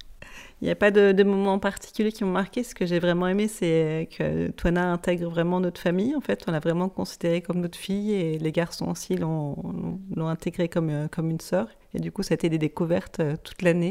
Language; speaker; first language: French; native; French